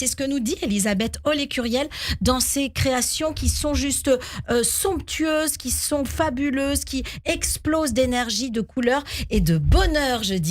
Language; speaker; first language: French; native; French